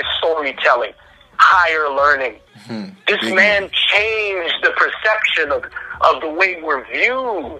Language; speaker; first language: English; native; English